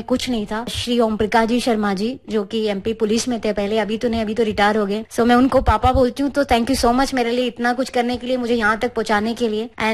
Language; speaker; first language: Hindi; native; Hindi